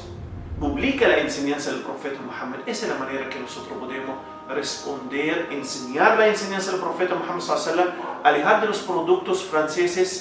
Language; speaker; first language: Spanish; non-native, fluent; Arabic